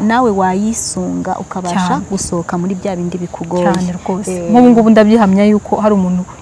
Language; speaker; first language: Kinyarwanda; native; Kinyarwanda